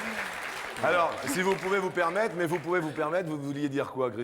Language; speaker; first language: French; native; French